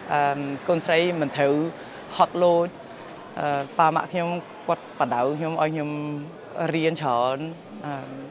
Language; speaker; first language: Khmer; early bilingual, heritage; Khmer